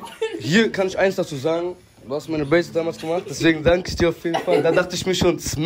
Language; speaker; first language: German; native; German